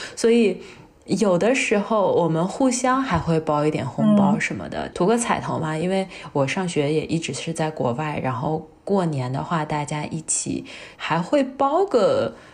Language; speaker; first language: Chinese; native; Chinese